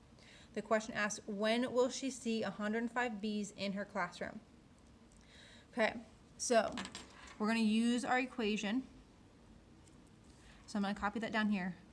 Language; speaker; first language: English; native; English